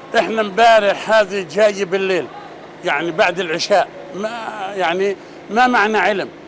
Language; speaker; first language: Arabic; native; Arabic